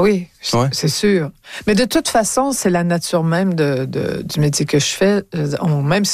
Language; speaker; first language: French; native; French